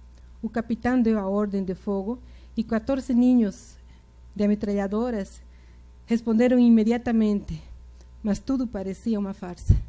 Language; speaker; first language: Portuguese; non-native, fluent; Spanish